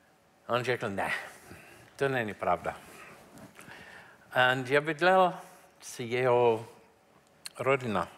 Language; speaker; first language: Czech; non-native, learner; English